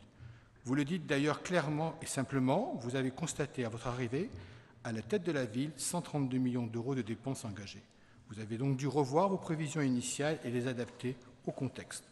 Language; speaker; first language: French; native; French